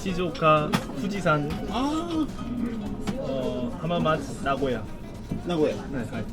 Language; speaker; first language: Japanese; non-native, learner; Korean